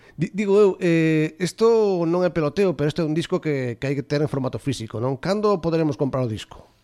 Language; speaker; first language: Galician; native; Galician